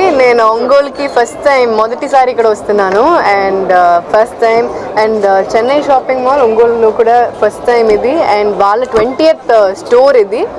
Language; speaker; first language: Telugu; non-native, fluent; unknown